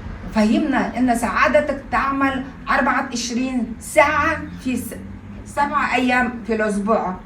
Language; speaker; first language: Arabic; non-native, fluent; Kazakh